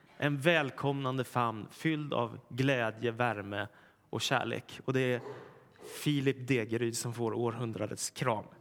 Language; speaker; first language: Swedish; native; Swedish